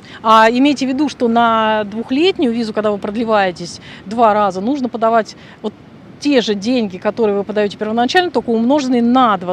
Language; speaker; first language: Russian; native; Russian